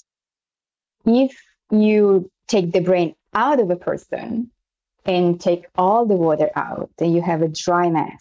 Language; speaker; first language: English; non-native, fluent; Italian